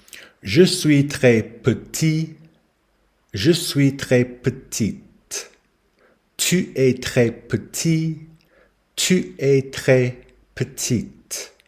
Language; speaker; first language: French; non-native, learner; English